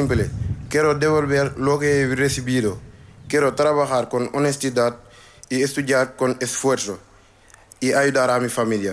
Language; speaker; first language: Spanish; non-native, learner; Wolof